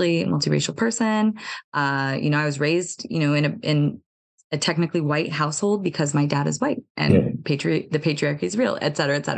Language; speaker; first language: English; native; English